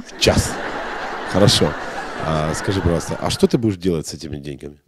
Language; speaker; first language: Russian; native; Russian